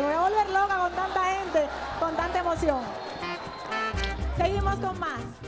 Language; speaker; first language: Spanish; native; Spanish